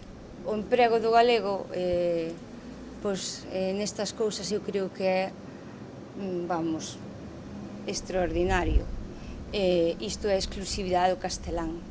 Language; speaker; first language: Galician; native; Galician